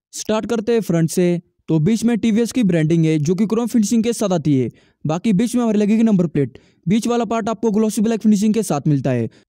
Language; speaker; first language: Hindi; native; Hindi